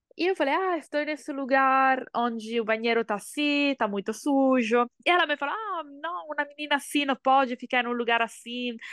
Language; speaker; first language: Portuguese; non-native, learner; Italian